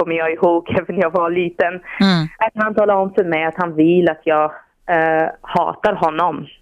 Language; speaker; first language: Swedish; non-native, fluent; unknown